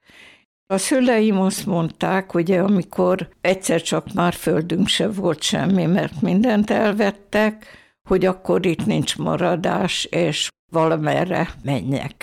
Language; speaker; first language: Hungarian; native; Hungarian